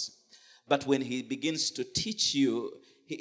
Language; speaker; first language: English; non-native, local second language; Ganda